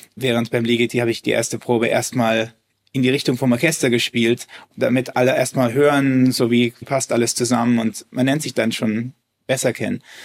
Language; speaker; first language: German; early bilingual, heritage; German